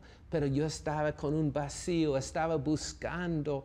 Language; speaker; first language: Spanish; non-native, fluent; English